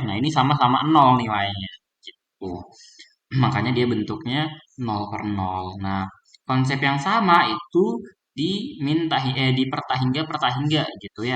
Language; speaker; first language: Indonesian; native; Indonesian